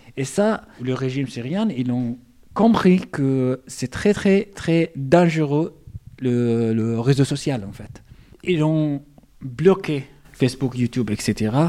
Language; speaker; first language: French; non-native, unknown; Arabic